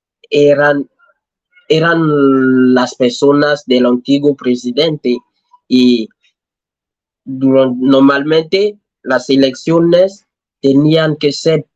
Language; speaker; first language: Spanish; non-native, learner; French